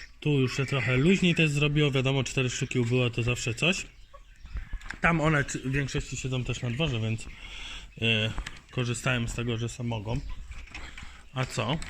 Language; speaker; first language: Polish; native; Polish